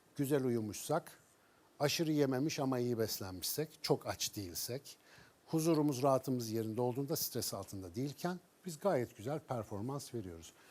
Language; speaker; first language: Turkish; native; Turkish